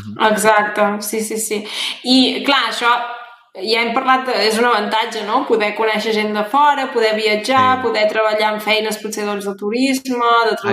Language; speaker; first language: Catalan; native; Catalan